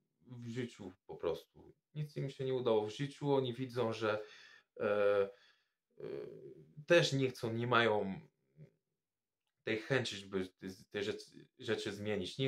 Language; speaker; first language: Polish; non-native, fluent; French